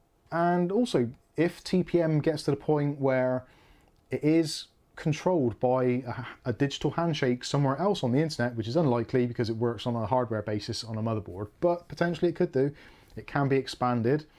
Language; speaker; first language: English; native; English